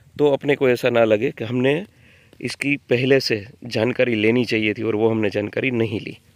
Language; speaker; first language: Hindi; non-native, local second language; Gujarati